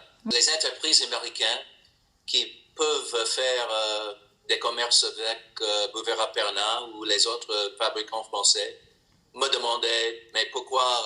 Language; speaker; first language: French; non-native, learner; English